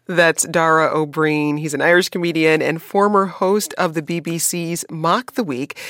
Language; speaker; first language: English; native; English